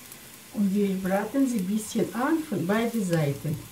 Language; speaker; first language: German; non-native, fluent; Russian